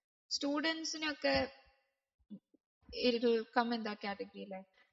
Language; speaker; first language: English; non-native, local second language; Malayalam